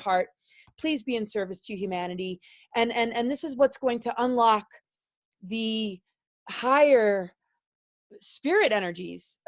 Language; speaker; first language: English; native; English